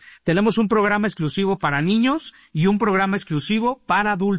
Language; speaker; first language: Spanish; native; Spanish